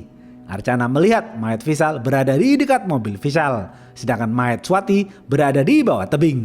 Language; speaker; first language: Indonesian; native; Indonesian